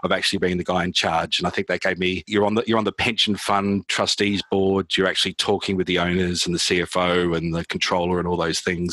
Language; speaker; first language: English; native; English